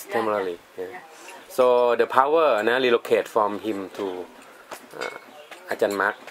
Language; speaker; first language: English; non-native, learner; Thai